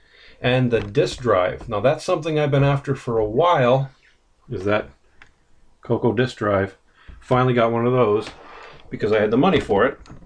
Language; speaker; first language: English; native; English